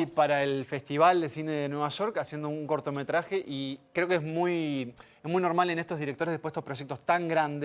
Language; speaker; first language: Spanish; native; Spanish